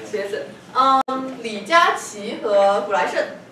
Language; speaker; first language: Chinese; non-native, fluent; English